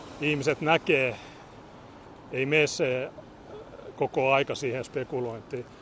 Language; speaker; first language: Finnish; native; Finnish